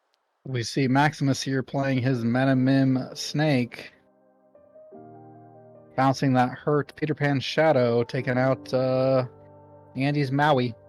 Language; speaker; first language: English; native; English